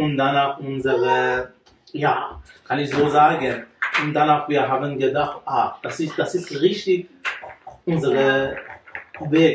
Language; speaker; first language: German; non-native, learner; Persian